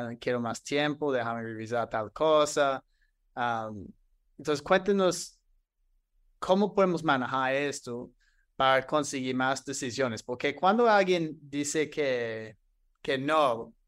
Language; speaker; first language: Spanish; non-native, fluent; English